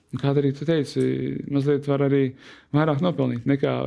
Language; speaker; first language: Latvian; native; Latvian